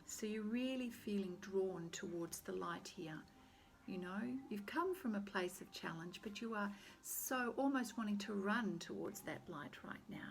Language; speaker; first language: English; native; English